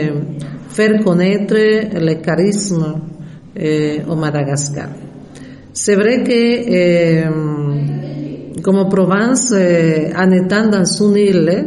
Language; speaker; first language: French; non-native, fluent; Spanish